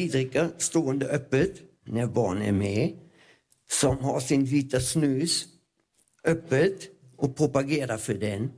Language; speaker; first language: Swedish; non-native, fluent; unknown